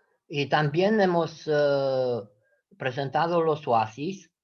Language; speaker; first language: Spanish; non-native, fluent; Romanian